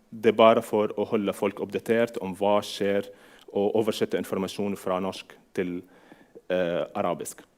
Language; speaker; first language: Norwegian; non-native, fluent; Arabic